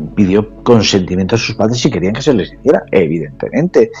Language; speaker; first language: Spanish; native; Spanish